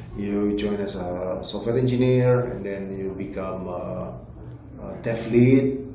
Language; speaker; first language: English; non-native, fluent; Indonesian